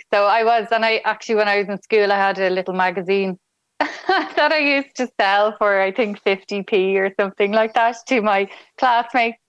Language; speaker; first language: English; native; English